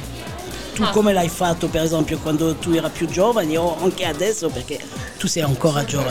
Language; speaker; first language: Italian; non-native, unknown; French